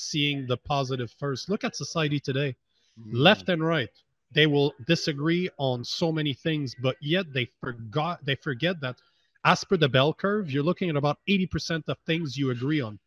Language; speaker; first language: English; native; English